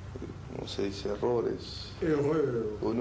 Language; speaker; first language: French; non-native, fluent; Spanish